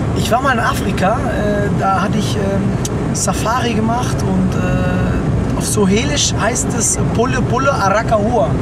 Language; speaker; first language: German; early bilingual, other home language; Turkish